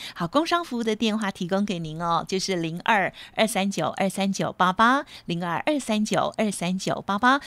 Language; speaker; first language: Chinese; native; Chinese